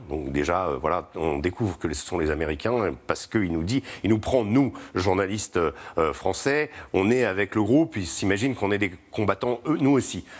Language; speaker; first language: French; native; French